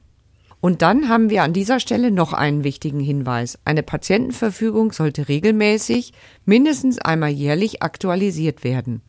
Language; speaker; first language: German; native; German